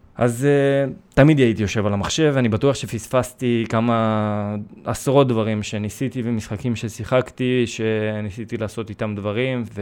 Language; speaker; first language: Hebrew; early bilingual, other home language; Russian